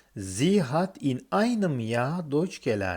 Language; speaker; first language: German; non-native, fluent; Turkish